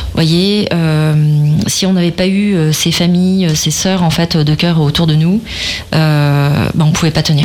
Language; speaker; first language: French; native; French